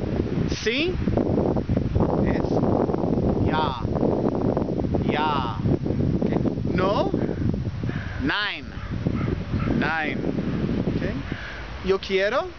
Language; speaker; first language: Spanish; non-native, learner; English